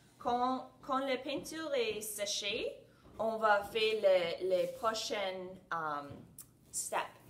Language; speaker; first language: French; non-native, learner; English